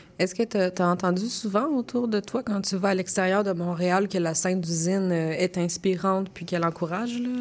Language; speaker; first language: French; native; French